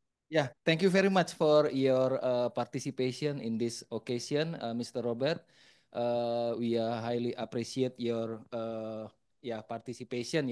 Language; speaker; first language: English; non-native, fluent; Indonesian